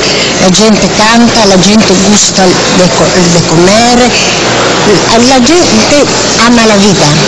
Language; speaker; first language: Spanish; non-native, learner; Italian